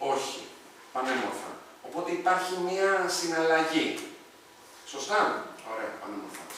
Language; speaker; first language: Greek; early bilingual, other home language; Arabic